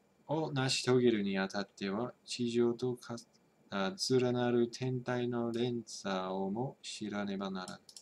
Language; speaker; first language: Japanese; non-native, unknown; English